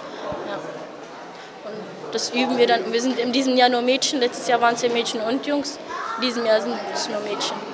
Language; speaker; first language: German; early bilingual, other home language; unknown